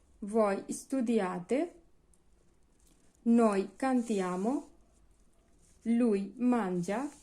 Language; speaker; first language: Italian; non-native, learner; Bangla